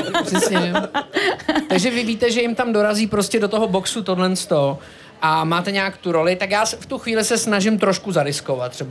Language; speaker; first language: Czech; native; Czech